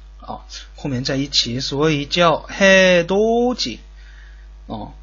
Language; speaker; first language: Chinese; non-native, fluent; Korean